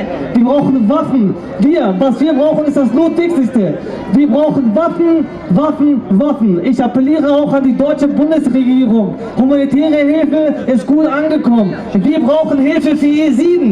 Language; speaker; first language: German; early bilingual, other home language; Kurdish